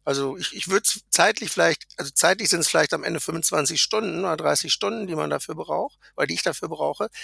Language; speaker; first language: German; native; German